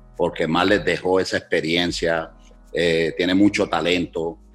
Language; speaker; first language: Spanish; native; Spanish